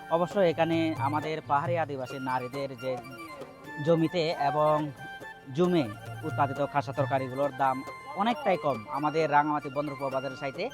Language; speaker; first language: Bangla; non-native, local second language; Chakma